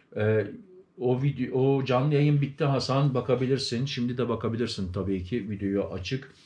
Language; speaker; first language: Turkish; early bilingual, heritage; Turkish